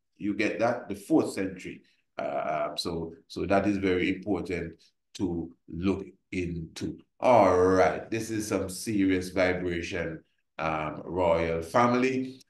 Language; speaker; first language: English; native; English